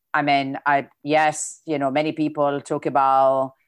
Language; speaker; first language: English; non-native, fluent; Italian